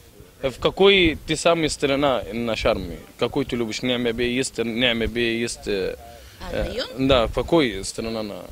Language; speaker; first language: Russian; non-native, learner; Arabic